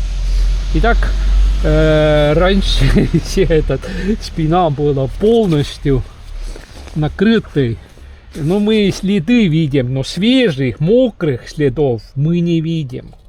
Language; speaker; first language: Russian; non-native, local second language; Estonian